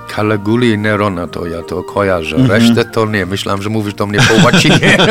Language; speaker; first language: Polish; non-native, fluent; English